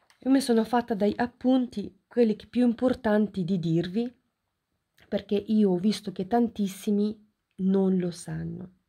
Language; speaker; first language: Italian; non-native, fluent; Ukrainian